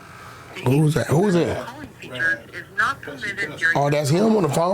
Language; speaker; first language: English; native; English